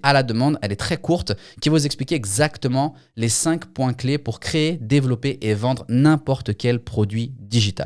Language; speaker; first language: French; native; French